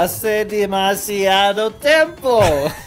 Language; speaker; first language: Spanish; non-native, learner; English